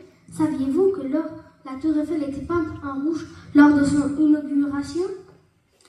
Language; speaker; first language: French; early bilingual, other home language; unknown